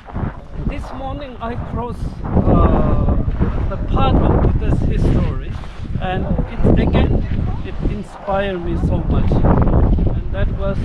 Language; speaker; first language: English; non-native, learner; Tibetan